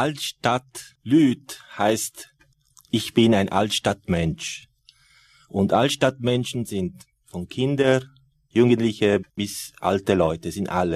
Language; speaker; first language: German; non-native, fluent; Italian